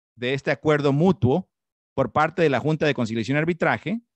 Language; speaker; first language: English; non-native, fluent; Spanish